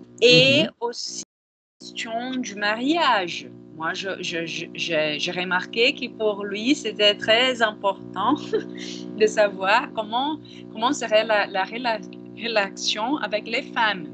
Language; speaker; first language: French; non-native, fluent; Portuguese